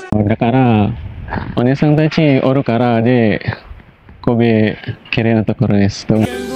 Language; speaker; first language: Japanese; non-native, learner; Indonesian